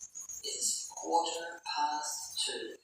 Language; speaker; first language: English; non-native, learner; Indonesian